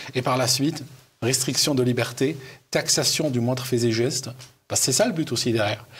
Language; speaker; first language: French; non-native, local second language; Arabic